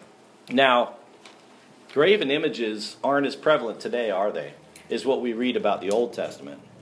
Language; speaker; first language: English; native; English